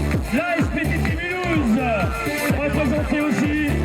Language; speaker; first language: French; native; French